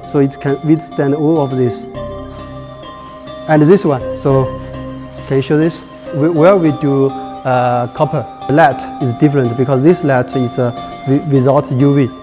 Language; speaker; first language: English; non-native, fluent; Chinese